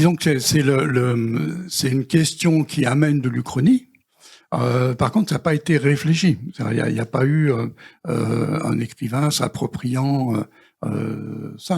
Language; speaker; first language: French; native; French